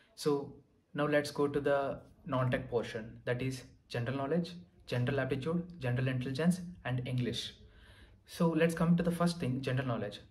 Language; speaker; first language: English; non-native, local second language; Telugu